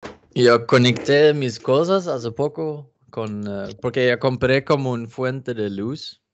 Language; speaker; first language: Spanish; non-native, learner; English